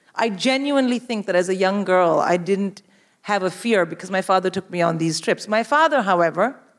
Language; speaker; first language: English; non-native, local second language; Hindi